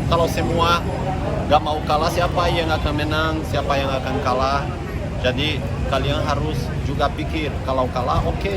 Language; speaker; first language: Indonesian; non-native, fluent; Portuguese